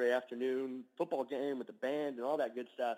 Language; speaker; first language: English; native; English